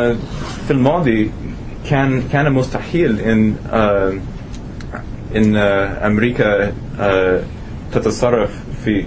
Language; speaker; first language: Arabic; non-native, learner; English